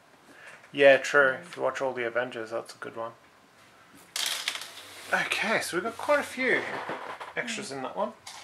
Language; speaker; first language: English; native; English